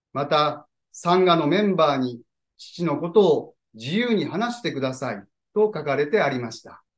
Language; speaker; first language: Japanese; native; Japanese